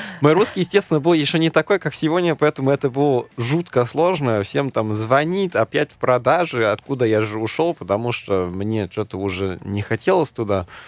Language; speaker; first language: Russian; non-native, fluent; German